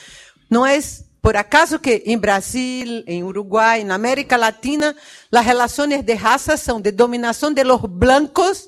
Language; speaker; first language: Spanish; non-native, fluent; Portuguese